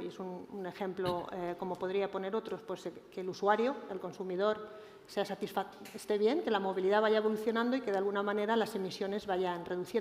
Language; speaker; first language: Spanish; native; Spanish